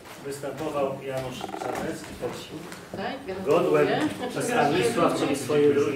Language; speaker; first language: Polish; native; Polish